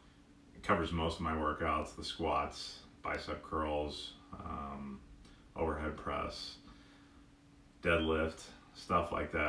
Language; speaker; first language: English; native; English